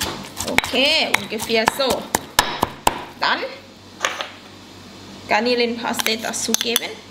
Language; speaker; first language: German; non-native, learner; Thai